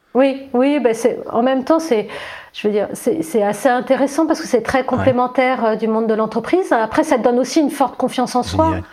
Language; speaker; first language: French; native; French